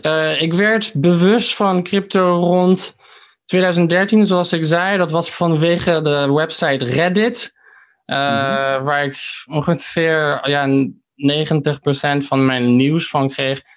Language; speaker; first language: Dutch; early bilingual, heritage; Dutch